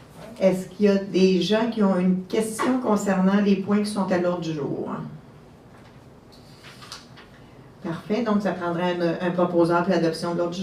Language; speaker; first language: French; native; French